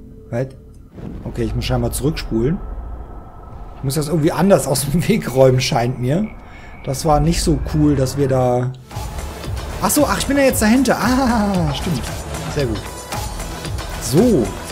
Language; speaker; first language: German; native; German